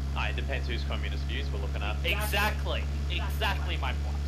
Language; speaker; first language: English; native; English